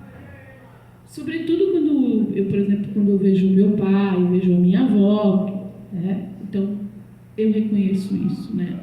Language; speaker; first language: Portuguese; native; Portuguese